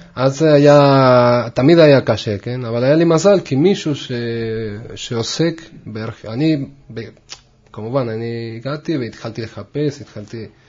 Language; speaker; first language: Hebrew; non-native, fluent; Spanish